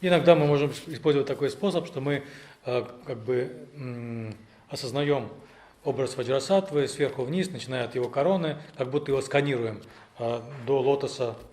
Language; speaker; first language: Russian; native; Russian